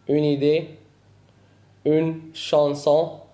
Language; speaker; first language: French; non-native, fluent; Arabic